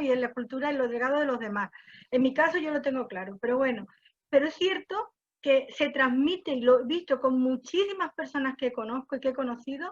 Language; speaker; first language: Spanish; native; Spanish